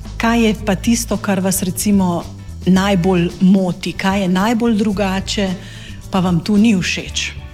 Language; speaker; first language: Slovenian; native; Slovenian